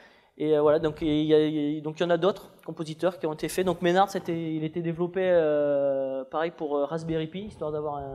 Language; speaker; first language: French; native; French